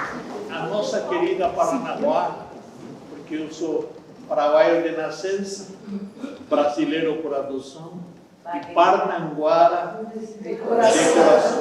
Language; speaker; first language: Portuguese; non-native, fluent; Spanish